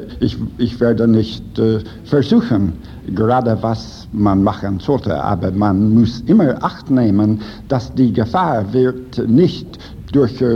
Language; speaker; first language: German; non-native, fluent; English